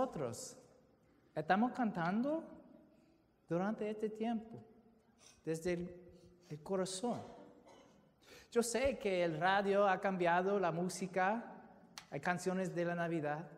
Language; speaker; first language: Spanish; non-native, fluent; English